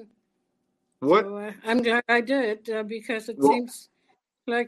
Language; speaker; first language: English; non-native, fluent; German